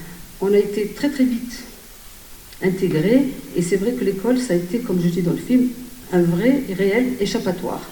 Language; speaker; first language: French; native; French